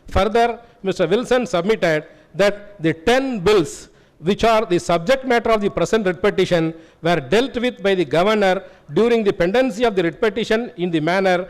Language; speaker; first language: English; non-native, local second language; Tamil